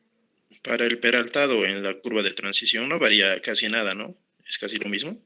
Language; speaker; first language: Spanish; native; Spanish